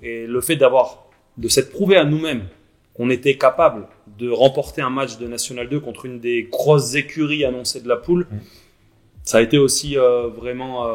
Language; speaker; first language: French; native; French